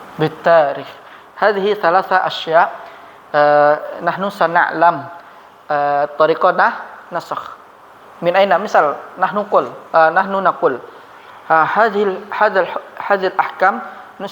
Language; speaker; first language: Arabic; non-native, fluent; Indonesian